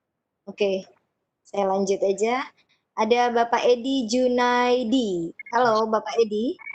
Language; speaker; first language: Indonesian; native; Indonesian